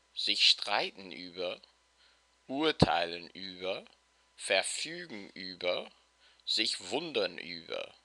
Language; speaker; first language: German; non-native, fluent; English